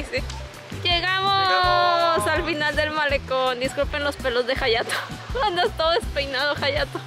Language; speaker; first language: Spanish; native; Spanish